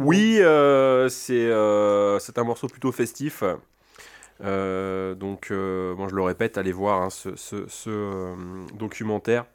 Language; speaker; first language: French; native; French